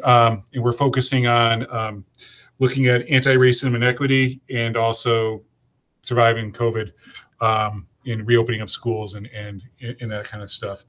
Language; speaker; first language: English; native; English